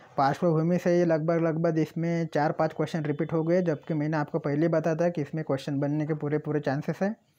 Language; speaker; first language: Hindi; non-native, local second language; Marathi